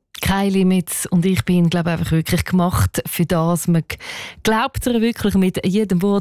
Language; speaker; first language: German; native; German